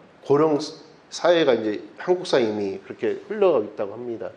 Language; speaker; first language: Korean; native; Korean